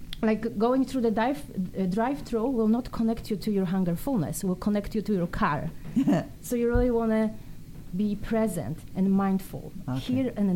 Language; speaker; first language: English; non-native, fluent; Polish